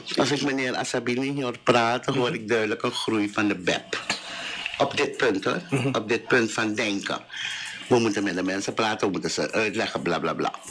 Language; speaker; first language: Dutch; native; Dutch